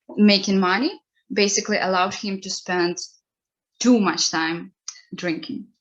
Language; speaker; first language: English; non-native, fluent; Ukrainian